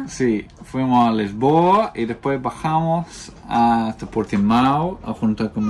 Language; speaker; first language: Spanish; non-native, fluent; English